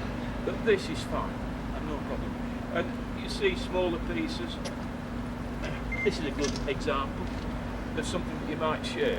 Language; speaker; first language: English; native; English